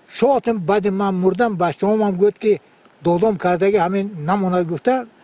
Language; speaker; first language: Tajik; native; Tajik